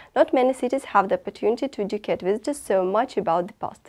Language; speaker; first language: English; non-native, fluent; Russian